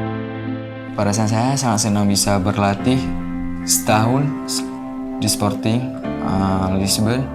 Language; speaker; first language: Indonesian; non-native, local second language; Achinese